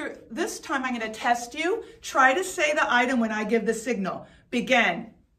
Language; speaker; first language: English; native; English